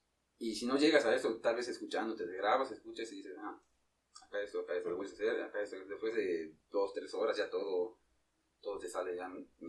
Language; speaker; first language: Spanish; native; Spanish